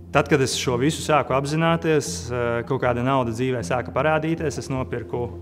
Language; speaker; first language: Latvian; native; Latvian